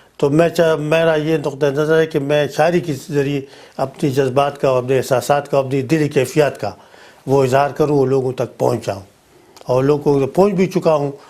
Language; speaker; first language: Urdu; non-native, local second language; Pashto